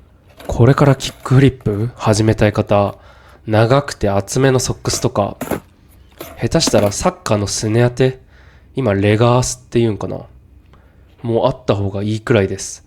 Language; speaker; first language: Japanese; native; Japanese